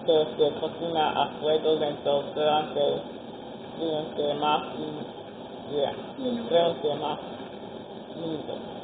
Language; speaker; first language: Spanish; non-native, learner; English